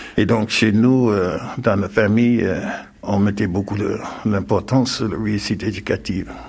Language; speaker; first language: French; non-native, fluent; English